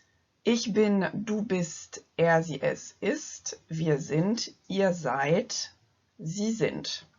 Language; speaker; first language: German; non-native, fluent; French